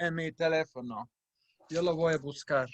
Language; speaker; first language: Spanish; non-native, fluent; English